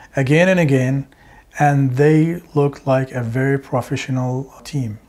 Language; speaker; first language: English; non-native, fluent; Arabic